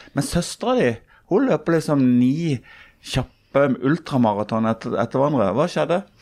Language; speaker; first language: Norwegian; native; Norwegian